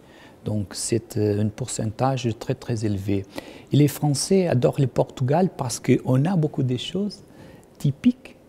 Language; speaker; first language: French; non-native, fluent; Portuguese